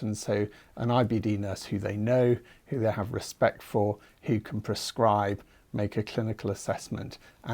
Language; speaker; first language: English; native; English